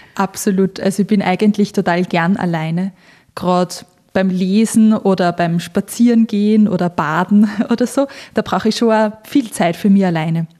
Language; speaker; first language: German; native; German